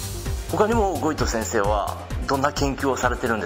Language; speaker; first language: Japanese; native; Japanese